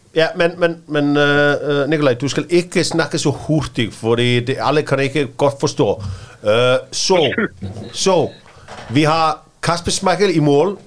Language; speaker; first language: Danish; non-native, learner; Icelandic